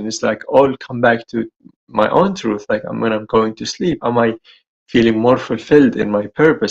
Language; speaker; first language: English; non-native, fluent; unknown